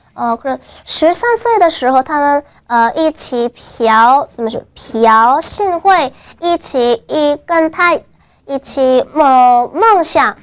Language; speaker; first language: Chinese; non-native, fluent; Korean